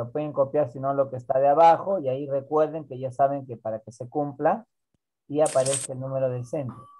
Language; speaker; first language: Spanish; native; Spanish